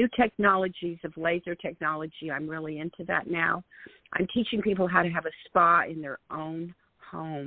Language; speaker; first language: English; native; English